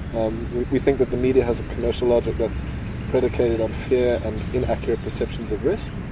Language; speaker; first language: English; native; English